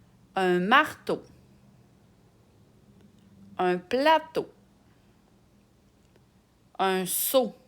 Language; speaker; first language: French; native; French